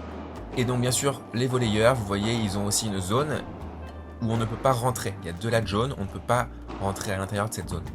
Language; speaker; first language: French; native; French